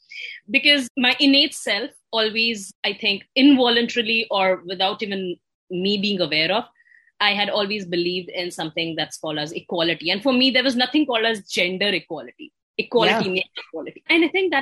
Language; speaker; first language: English; non-native, local second language; Hindi